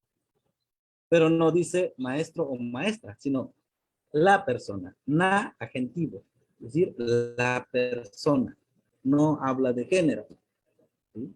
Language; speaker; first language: Spanish; non-native, local second language; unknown